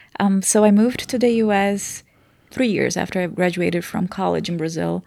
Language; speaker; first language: English; non-native, fluent; Portuguese